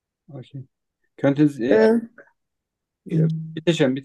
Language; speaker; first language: German; non-native, learner; Turkish